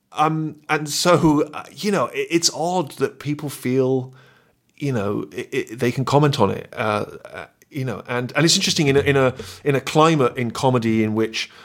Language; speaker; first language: English; native; English